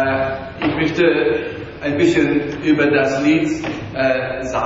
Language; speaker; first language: German; non-native, learner; English